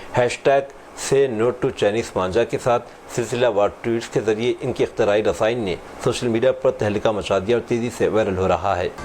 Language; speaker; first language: Urdu; native; Urdu